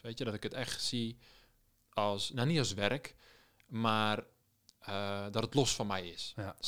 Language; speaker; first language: Dutch; native; Dutch